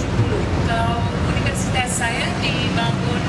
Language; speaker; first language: Indonesian; non-native, fluent; English